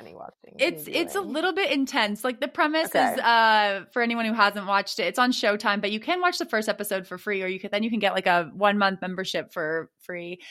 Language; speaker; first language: English; native; English